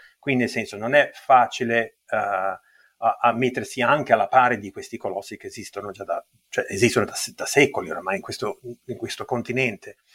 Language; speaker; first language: Italian; early bilingual, heritage; Italian